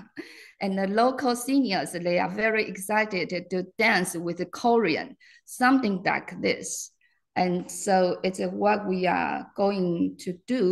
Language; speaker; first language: English; non-native, fluent; Chinese